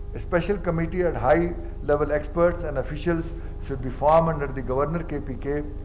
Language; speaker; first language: English; non-native, local second language; Urdu